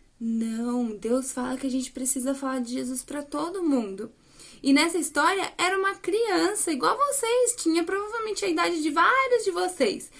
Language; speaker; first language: Portuguese; native; Portuguese